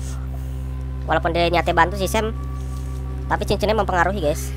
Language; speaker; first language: Indonesian; native; Indonesian